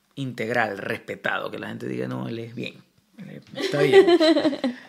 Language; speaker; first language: Spanish; native; Spanish